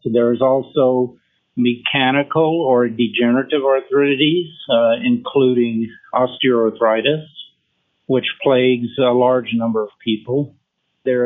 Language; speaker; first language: English; early bilingual, other home language; French